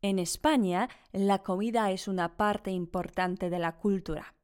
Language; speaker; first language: Spanish; non-native, fluent; Polish